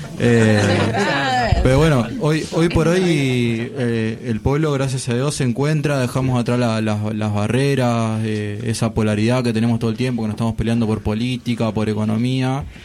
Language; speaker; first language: Spanish; native; Spanish